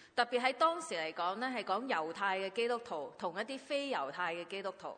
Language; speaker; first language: Chinese; non-native, local second language; Cantonese